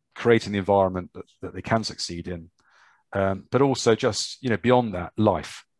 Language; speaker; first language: English; native; English